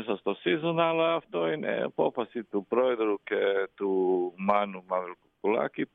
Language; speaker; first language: Greek; non-native, learner; Croatian